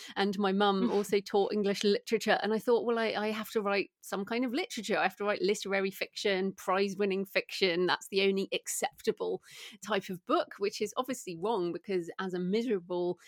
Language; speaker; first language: English; native; English